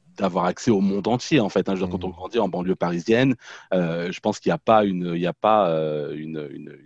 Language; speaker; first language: French; native; French